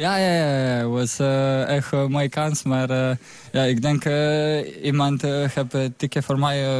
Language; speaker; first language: Dutch; non-native, learner; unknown